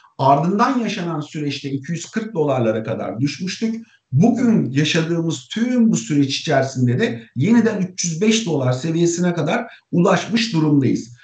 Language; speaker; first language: Turkish; native; Turkish